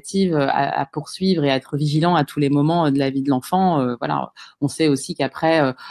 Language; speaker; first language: French; native; French